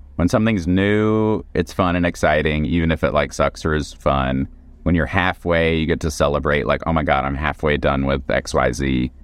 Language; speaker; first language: English; native; English